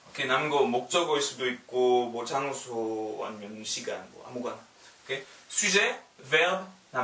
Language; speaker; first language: Korean; non-native, learner; French